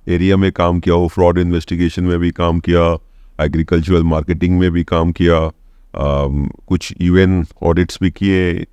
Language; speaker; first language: Hindi; non-native, local second language; Odia